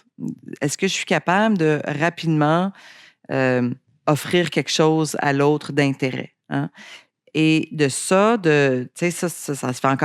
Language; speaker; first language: French; native; French